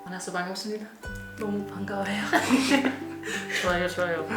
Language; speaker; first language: Korean; non-native, learner; German